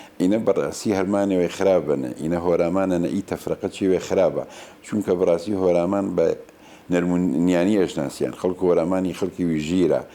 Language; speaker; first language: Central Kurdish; non-native, local second language; Gurani